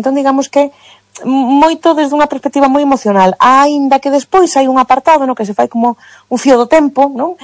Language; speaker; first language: Galician; native; Galician